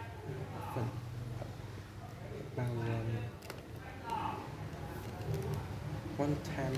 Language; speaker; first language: English; non-native, learner; Vietnamese